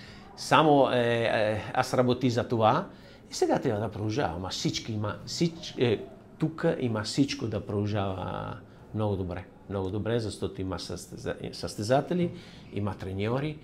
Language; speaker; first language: Bulgarian; non-native, learner; Italian